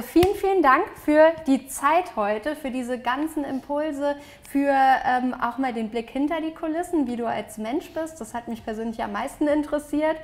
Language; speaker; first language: German; native; German